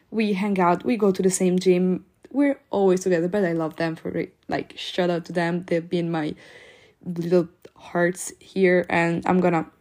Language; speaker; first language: English; non-native, fluent; Italian